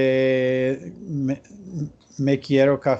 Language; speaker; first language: Spanish; non-native, learner; English